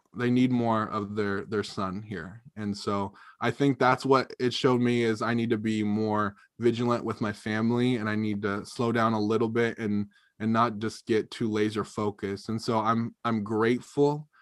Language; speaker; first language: English; native; English